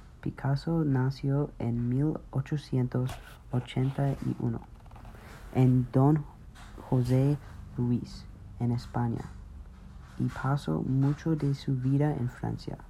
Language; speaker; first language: Spanish; non-native, learner; English